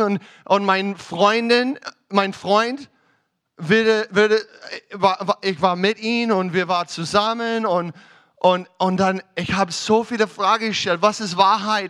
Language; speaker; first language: German; non-native, fluent; English